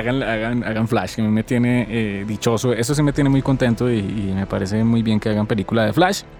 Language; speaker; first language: Spanish; native; Spanish